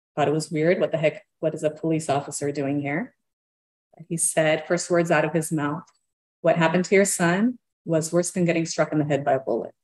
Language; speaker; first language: English; early bilingual, other home language; Portuguese